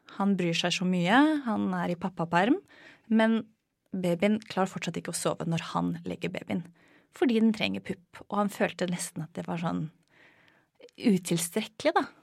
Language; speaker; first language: Norwegian; non-native, fluent; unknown